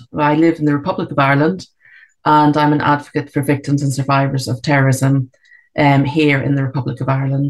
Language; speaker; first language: English; native; English